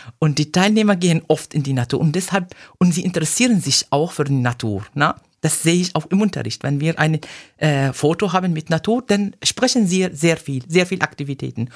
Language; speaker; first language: German; non-native, fluent; Arabic